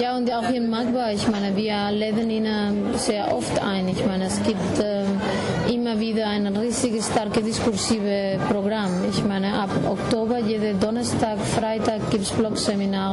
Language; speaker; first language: German; non-native, fluent; Galician